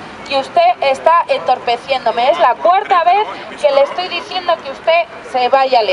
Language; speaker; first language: Spanish; native; Spanish